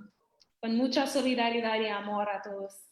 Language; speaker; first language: Spanish; non-native, fluent; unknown